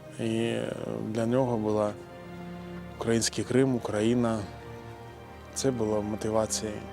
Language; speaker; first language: Ukrainian; non-native, local second language; Russian